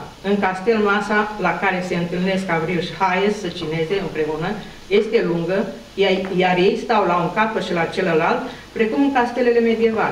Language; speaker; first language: Romanian; native; Romanian